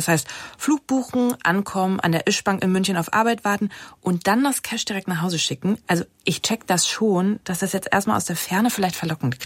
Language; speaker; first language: German; native; German